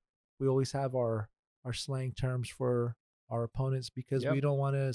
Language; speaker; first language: English; early bilingual, other home language; Spanish